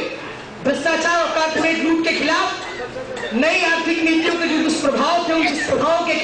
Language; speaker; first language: Hindi; native; Hindi